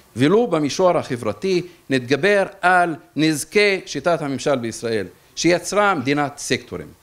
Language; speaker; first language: Hebrew; native; Hebrew